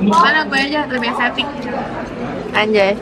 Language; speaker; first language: Indonesian; native; Indonesian